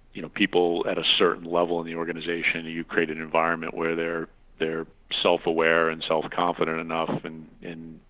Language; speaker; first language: English; native; English